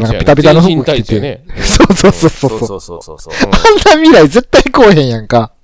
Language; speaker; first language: Japanese; native; Japanese